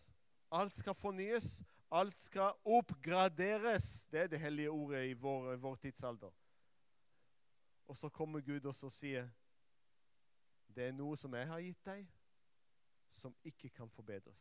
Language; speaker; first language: Swedish; non-native, fluent; Hebrew